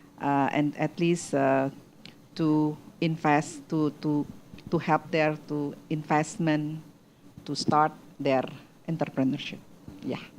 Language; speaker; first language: English; non-native, learner; Indonesian